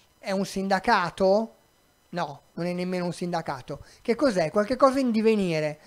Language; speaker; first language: Italian; native; Italian